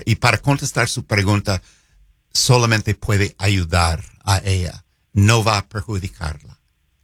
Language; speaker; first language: Spanish; non-native, fluent; English